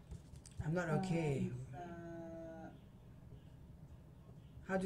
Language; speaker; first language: English; non-native, fluent; Thai